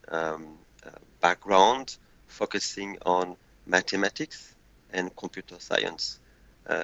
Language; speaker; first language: English; non-native, fluent; French